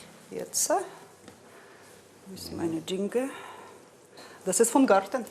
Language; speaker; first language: German; non-native, learner; Russian